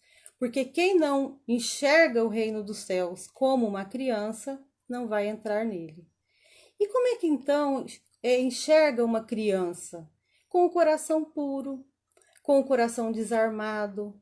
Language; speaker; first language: Portuguese; native; Portuguese